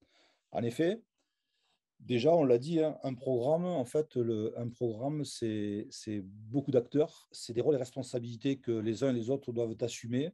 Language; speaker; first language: French; native; French